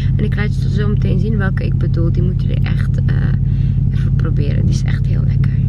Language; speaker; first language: Dutch; non-native, fluent; Chechen